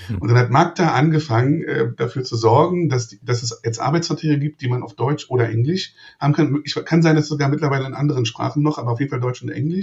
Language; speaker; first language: German; native; German